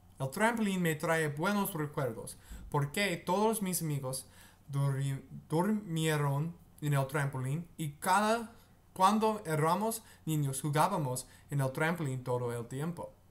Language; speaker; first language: Spanish; non-native, learner; English